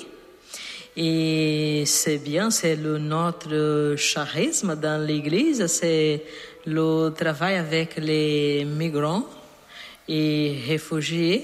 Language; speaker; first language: French; non-native, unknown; Portuguese